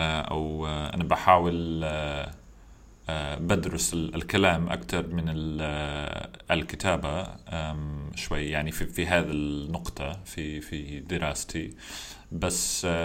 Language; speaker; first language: Arabic; non-native, fluent; English